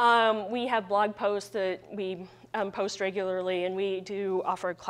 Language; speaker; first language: English; native; English